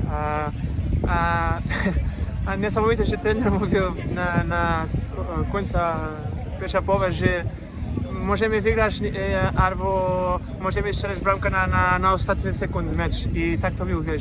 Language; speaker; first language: Polish; non-native, learner; Portuguese